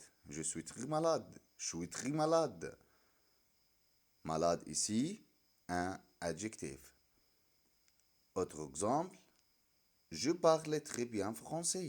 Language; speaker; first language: French; non-native, fluent; Arabic